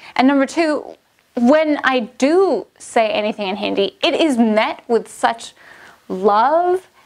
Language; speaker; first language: English; native; English